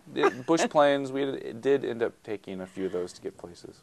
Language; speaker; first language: English; native; English